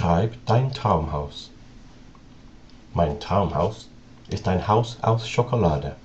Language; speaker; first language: German; non-native, learner; English